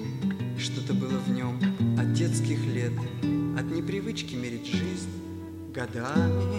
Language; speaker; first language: Russian; native; Russian